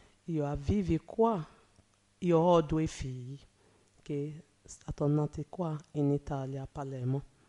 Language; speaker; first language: Italian; non-native, learner; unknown